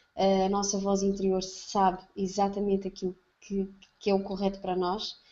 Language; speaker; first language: Portuguese; native; Portuguese